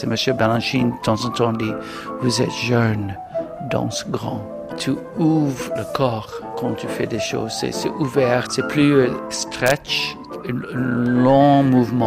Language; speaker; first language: French; non-native, learner; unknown